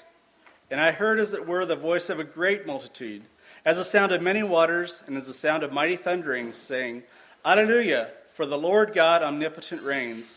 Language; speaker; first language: English; native; English